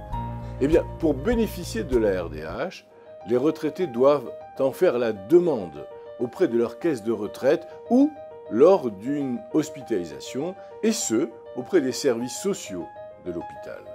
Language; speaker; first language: French; native; French